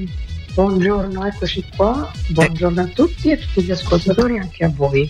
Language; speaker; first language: Italian; native; Italian